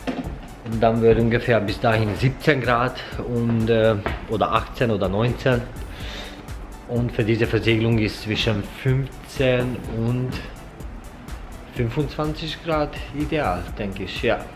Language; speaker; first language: German; non-native, fluent; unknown